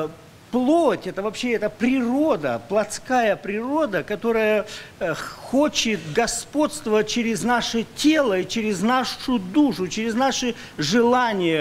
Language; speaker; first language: Russian; native; Russian